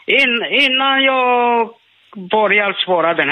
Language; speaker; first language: Swedish; non-native, learner; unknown